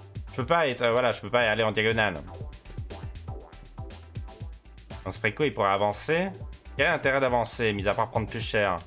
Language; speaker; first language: French; native; French